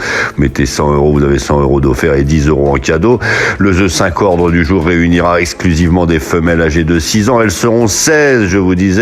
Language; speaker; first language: French; native; French